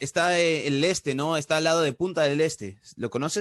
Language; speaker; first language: Spanish; early bilingual, heritage; Spanish